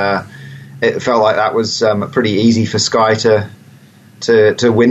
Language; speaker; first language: English; native; English